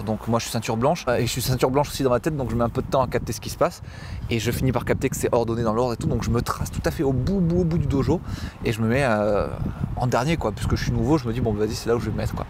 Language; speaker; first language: French; native; French